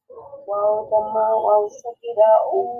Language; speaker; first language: Arabic; non-native, learner; Bangla